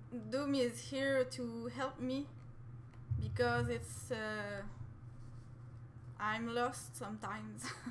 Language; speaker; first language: English; non-native, learner; French